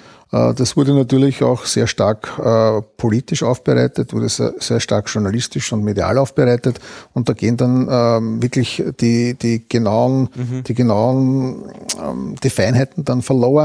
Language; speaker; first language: German; native; German